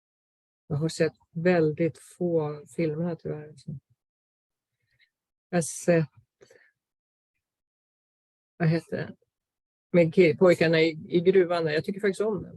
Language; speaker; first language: Swedish; native; Swedish